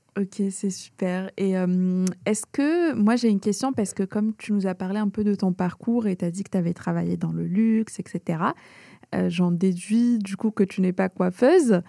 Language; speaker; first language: French; early bilingual, other home language; Arabic